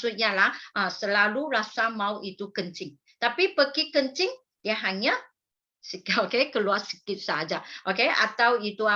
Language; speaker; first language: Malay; non-native, local second language; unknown